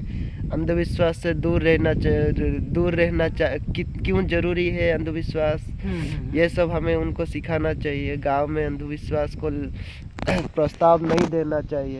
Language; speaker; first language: Hindi; non-native, local second language; Odia